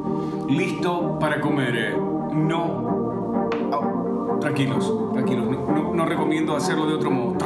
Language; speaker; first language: Spanish; native; Spanish